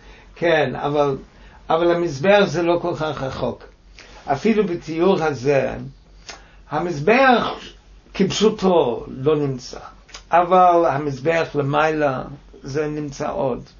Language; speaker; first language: Hebrew; non-native, fluent; English